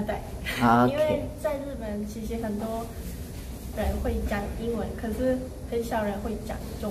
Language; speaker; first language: Chinese; non-native, fluent; Japanese